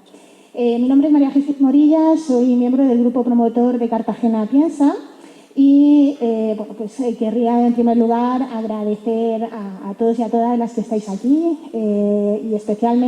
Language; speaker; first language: Spanish; native; Spanish